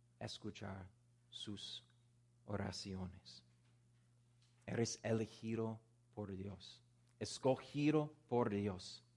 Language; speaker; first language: Spanish; non-native, learner; English